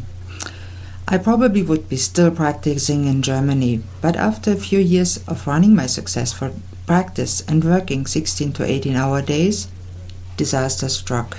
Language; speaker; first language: English; non-native, fluent; German